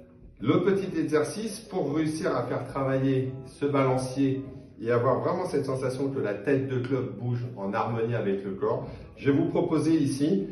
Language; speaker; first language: French; native; French